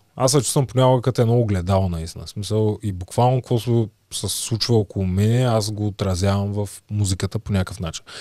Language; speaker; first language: Bulgarian; native; Bulgarian